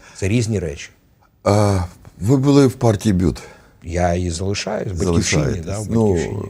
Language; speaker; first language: Ukrainian; native; Ukrainian